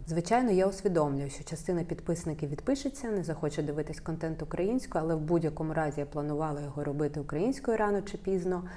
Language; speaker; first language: Ukrainian; non-native, local second language; Russian